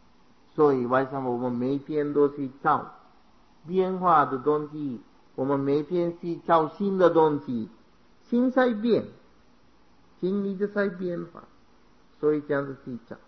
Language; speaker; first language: Chinese; non-native, fluent; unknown